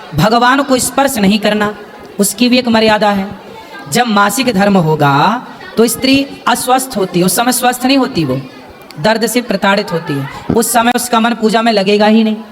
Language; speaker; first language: Hindi; native; Hindi